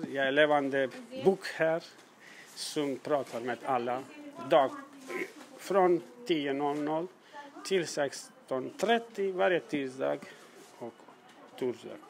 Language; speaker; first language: Swedish; non-native, learner; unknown